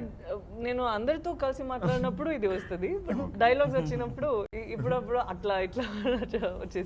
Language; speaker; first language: Telugu; non-native, local second language; Badaga